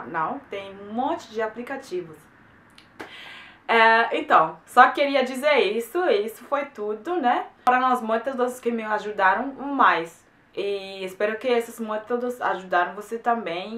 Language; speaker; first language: Portuguese; non-native, fluent; German